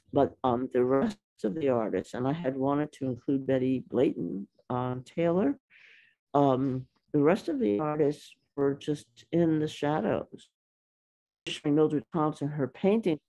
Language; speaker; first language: English; native; English